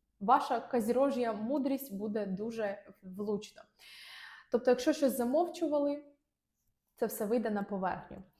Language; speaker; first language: Ukrainian; non-native, local second language; Russian